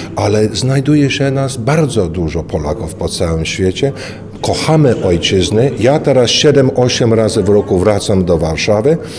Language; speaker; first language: Polish; early bilingual, heritage; Polish